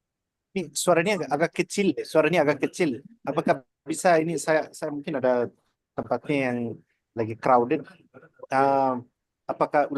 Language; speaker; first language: Indonesian; non-native, learner; Nepali